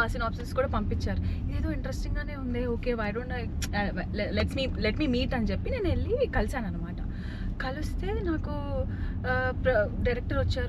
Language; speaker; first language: Telugu; native; Telugu